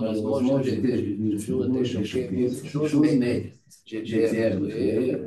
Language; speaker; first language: French; non-native, fluent; Hebrew